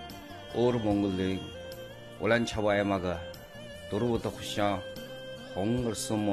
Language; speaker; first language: Mongolian; non-native, local second language; Chinese